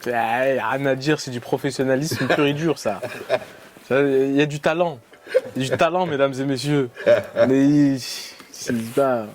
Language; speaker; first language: French; native; French